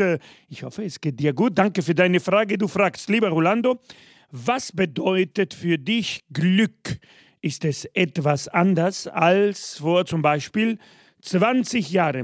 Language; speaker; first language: German; non-native, fluent; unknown